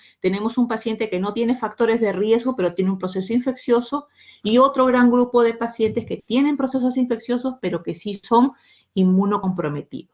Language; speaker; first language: Spanish; native; Spanish